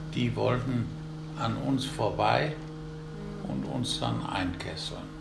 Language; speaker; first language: German; native; German